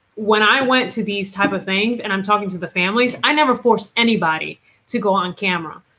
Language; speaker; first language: English; non-native, fluent; Spanish